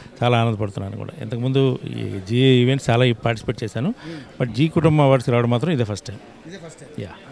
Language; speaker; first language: Telugu; native; Telugu